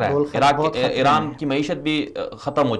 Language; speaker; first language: Urdu; native; Urdu